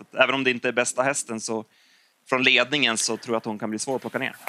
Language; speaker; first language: Swedish; native; Swedish